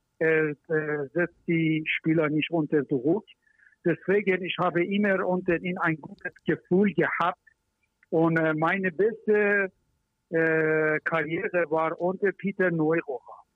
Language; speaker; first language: German; non-native, learner; Persian